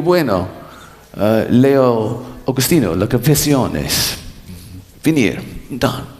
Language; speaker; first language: Spanish; non-native, learner; English